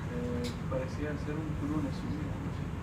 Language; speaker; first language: Spanish; native; Spanish